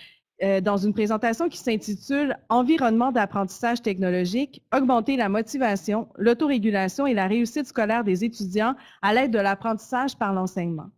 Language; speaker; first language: French; native; French